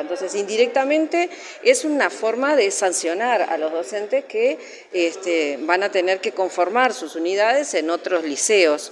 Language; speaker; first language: Spanish; native; Spanish